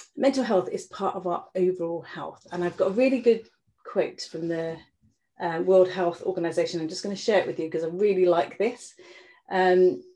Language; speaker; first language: English; native; English